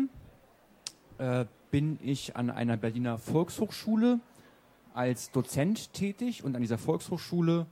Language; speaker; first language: German; native; German